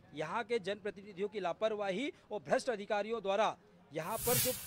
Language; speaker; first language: Hindi; native; Hindi